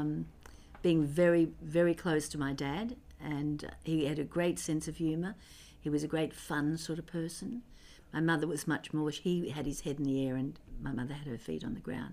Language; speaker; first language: English; native; English